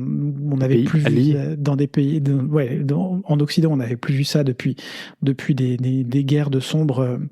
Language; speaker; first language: French; native; French